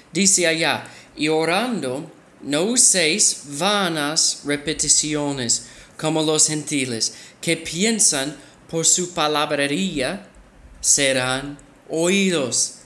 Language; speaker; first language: Spanish; non-native, fluent; English